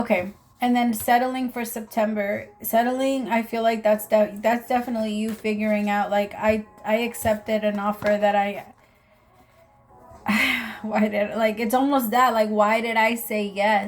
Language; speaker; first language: English; native; English